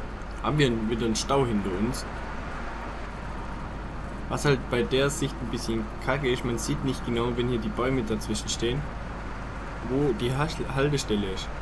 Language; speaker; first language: German; native; German